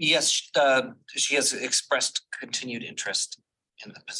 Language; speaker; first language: English; native; English